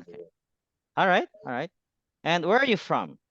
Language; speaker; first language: English; non-native, fluent; Cebuano